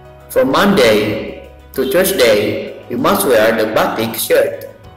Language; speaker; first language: English; non-native, fluent; Indonesian